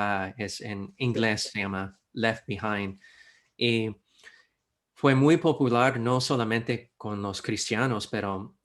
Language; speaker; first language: Spanish; non-native, fluent; English